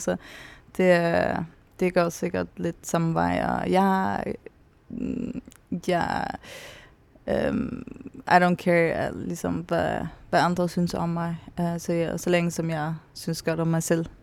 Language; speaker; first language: Danish; non-native, local second language; Faroese